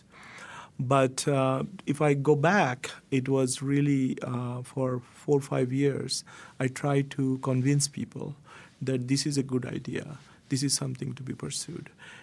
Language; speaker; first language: English; non-native, local second language; Bangla